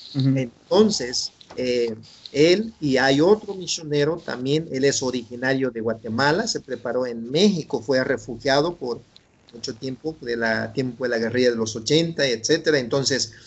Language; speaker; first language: Spanish; non-native, local second language; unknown